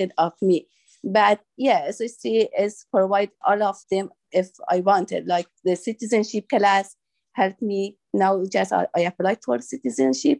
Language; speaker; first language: English; non-native, learner; Persian